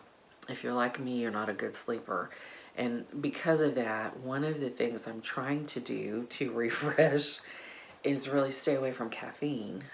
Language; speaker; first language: English; native; English